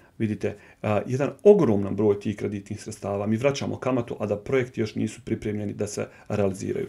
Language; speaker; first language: Bosnian; native; Bosnian